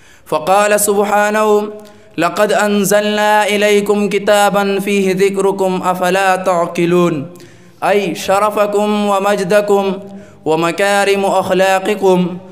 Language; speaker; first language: Arabic; non-native, fluent; Urdu